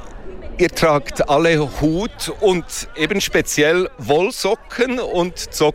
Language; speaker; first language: German; native; German